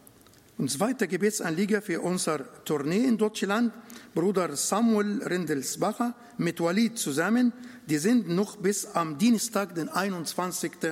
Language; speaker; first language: German; non-native, fluent; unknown